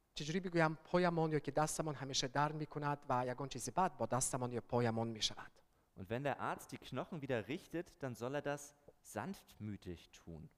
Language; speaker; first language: Persian; early bilingual, heritage; Persian